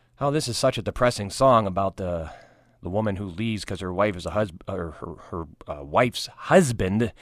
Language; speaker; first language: English; native; English